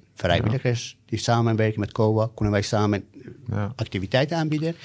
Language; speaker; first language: Dutch; non-native, fluent; Persian